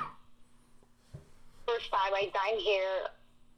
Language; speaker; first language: English; non-native, fluent; Russian